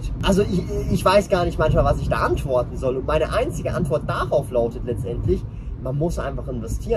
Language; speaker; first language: German; native; German